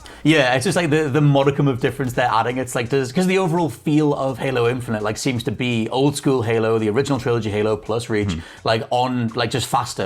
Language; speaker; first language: English; native; English